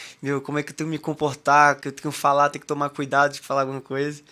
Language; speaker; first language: Portuguese; native; Portuguese